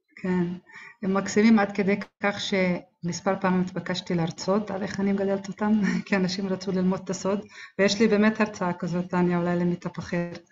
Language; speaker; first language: Hebrew; non-native, local second language; Arabic